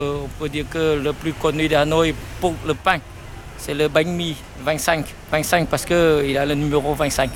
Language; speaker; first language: French; non-native, fluent; Vietnamese